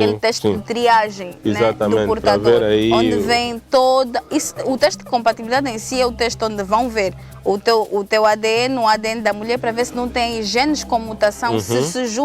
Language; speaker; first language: Portuguese; native; Portuguese